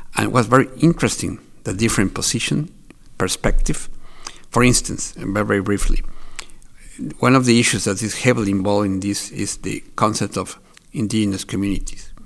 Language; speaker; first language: English; non-native, fluent; Spanish